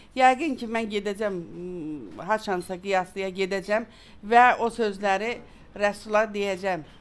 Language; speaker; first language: Azerbaijani; native; Azerbaijani